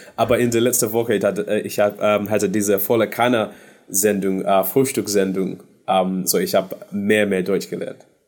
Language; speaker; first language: German; non-native, learner; English